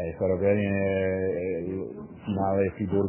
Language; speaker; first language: Italian; non-native, learner; English